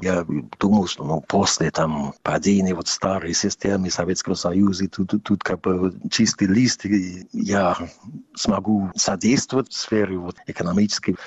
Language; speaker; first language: Russian; non-native, fluent; English